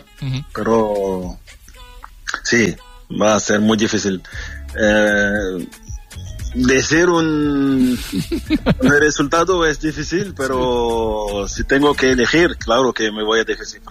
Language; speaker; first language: Spanish; non-native, fluent; French